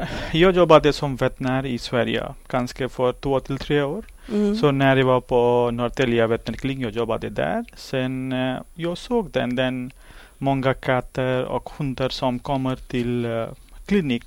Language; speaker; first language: Swedish; non-native, learner; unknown